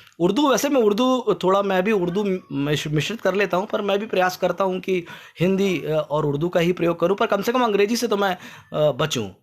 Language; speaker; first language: Hindi; native; Hindi